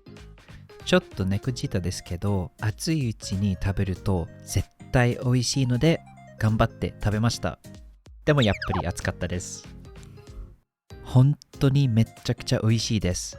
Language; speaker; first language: Japanese; non-native, fluent; English